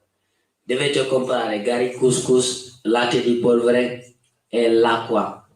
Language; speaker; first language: Italian; non-native, fluent; Wolof